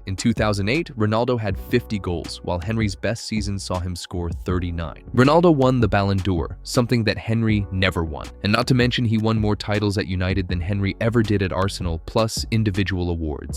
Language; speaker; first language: English; native; English